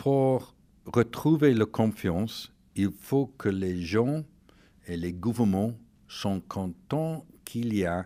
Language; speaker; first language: French; non-native, fluent; English